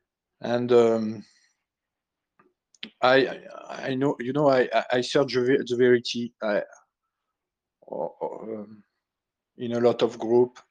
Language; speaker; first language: English; non-native, learner; French